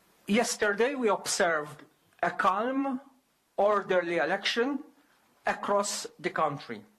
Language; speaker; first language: English; non-native, local second language; Maltese